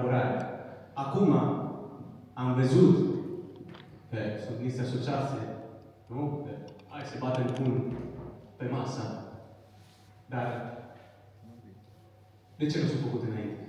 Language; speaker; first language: Romanian; non-native, learner; Italian